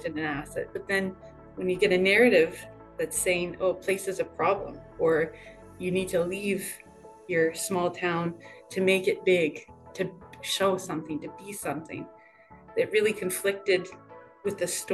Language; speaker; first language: English; native; English